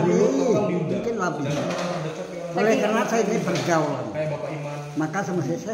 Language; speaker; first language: Indonesian; non-native, local second language; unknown